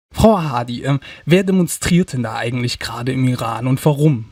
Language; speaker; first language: German; native; German